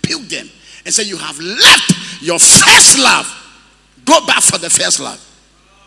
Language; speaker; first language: English; non-native, local second language; Ewe